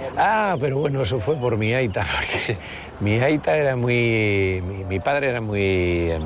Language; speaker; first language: Spanish; native; Spanish